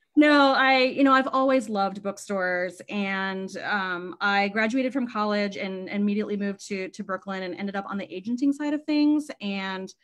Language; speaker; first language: English; native; English